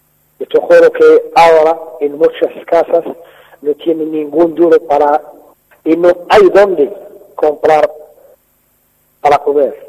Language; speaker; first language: Spanish; non-native, fluent; Arabic